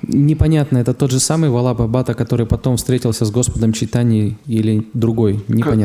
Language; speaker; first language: Russian; native; Russian